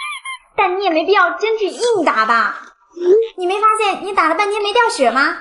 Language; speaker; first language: Chinese; native; Chinese